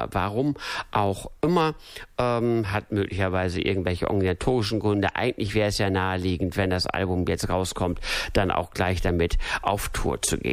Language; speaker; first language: German; native; German